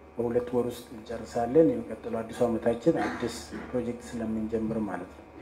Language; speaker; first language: Amharic; non-native, local second language; Oromo